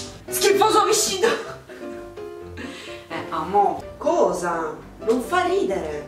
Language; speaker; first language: Italian; native; Italian